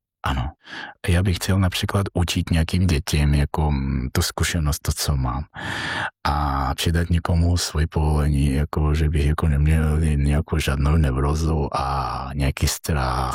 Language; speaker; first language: Czech; non-native, fluent; Georgian